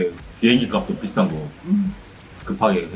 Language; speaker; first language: Korean; native; Korean